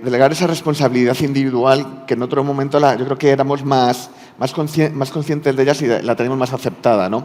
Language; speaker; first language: Spanish; native; Spanish